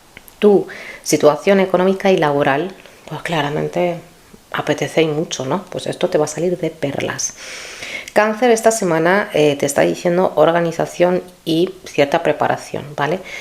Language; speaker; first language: Spanish; native; Spanish